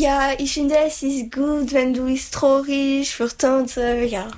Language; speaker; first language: German; non-native, learner; French